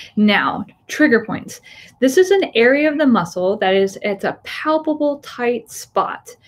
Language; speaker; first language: English; native; English